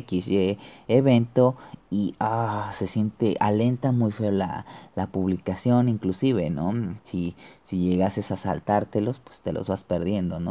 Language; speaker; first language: Spanish; native; Spanish